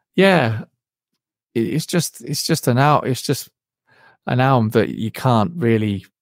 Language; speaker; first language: English; native; English